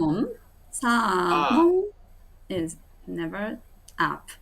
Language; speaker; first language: English; non-native, learner; Japanese